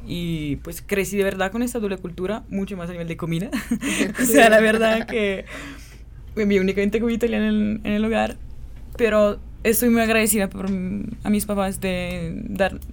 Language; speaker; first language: Spanish; non-native, fluent; French